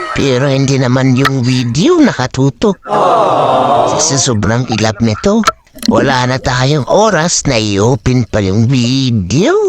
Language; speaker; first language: Filipino; native; Filipino